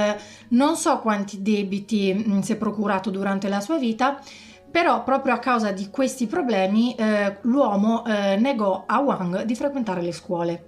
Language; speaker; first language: Italian; native; Italian